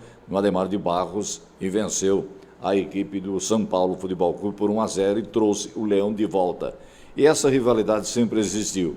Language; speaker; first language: Portuguese; native; Portuguese